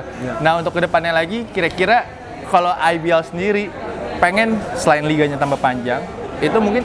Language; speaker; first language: Indonesian; native; Indonesian